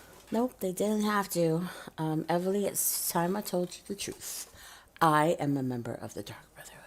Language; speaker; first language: English; native; English